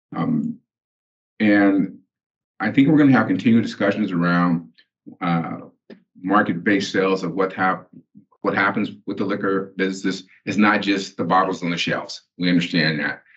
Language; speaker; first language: English; native; English